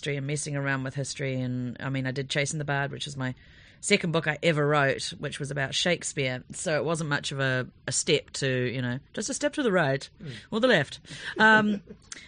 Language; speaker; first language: English; native; English